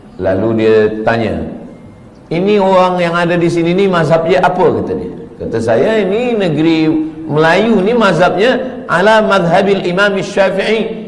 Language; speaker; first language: Malay; native; Malay